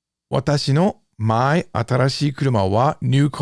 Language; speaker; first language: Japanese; non-native, fluent; English